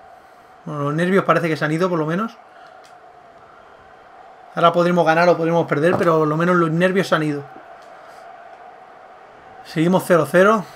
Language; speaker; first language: Spanish; native; Spanish